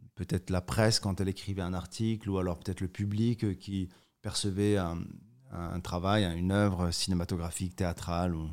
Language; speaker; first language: French; native; French